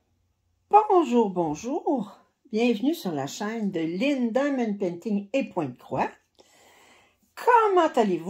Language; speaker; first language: French; native; French